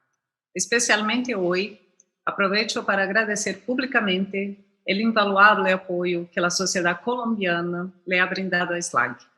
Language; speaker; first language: Spanish; non-native, fluent; Portuguese